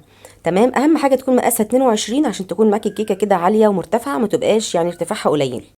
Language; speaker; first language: Arabic; native; Arabic